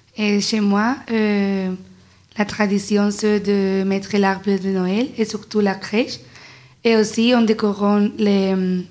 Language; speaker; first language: French; non-native, fluent; Spanish